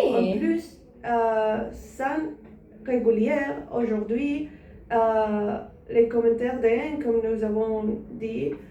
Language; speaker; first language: French; non-native, learner; Spanish